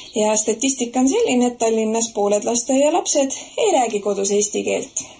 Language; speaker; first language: Estonian; native; Estonian